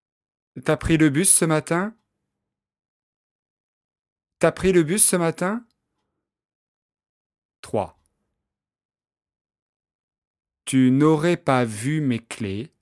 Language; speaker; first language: French; native; French